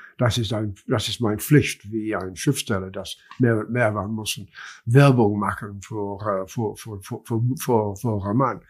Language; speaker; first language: German; non-native, learner; English